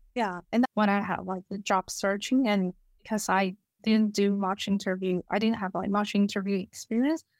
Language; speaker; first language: English; non-native, fluent; Chinese